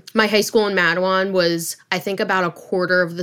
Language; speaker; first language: English; native; English